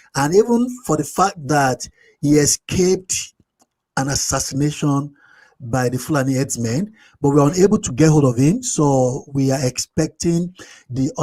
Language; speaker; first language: English; non-native, local second language; Yoruba